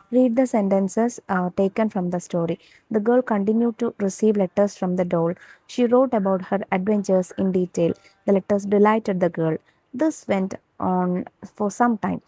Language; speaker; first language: English; non-native, local second language; Malayalam